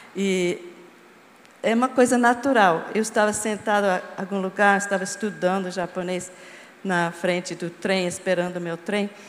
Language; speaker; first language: Portuguese; non-native, fluent; English